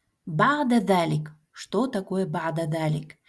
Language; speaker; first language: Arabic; non-native, fluent; Russian